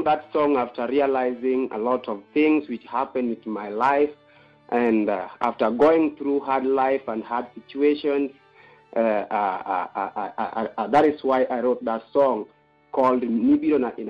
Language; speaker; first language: English; non-native, local second language; Luo (Kenya and Tanzania)